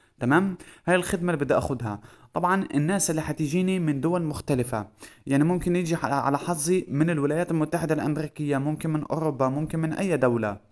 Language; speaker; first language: Arabic; native; Arabic